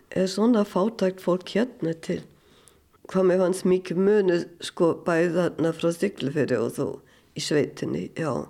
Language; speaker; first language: Icelandic; non-native, fluent; German